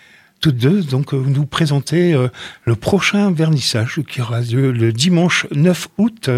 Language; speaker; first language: French; native; French